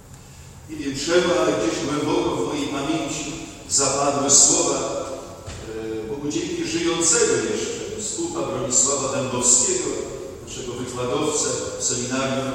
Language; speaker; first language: Polish; native; Polish